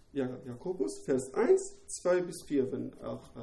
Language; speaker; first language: German; non-native, learner; Persian